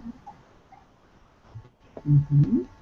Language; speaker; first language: French; non-native, fluent; Russian